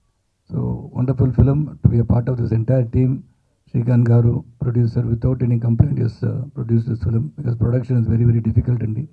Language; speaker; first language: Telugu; non-native, fluent; Tamil